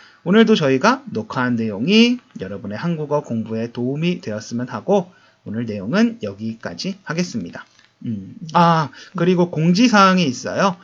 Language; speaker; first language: Korean; native; Korean